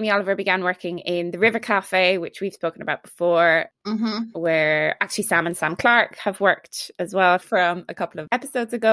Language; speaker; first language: English; native; English